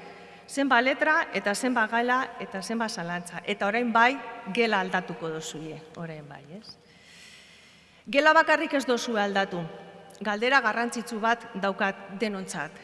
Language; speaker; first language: Basque; native; Basque